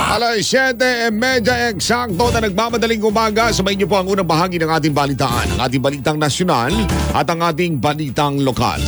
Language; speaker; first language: Filipino; non-native, local second language; Cebuano